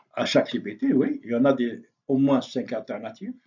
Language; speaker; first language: French; non-native, local second language; Arabic